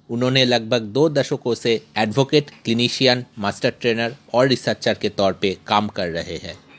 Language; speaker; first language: Hindi; non-native, local second language; Bangla